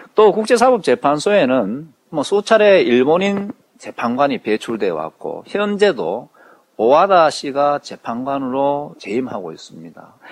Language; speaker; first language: Korean; native; Korean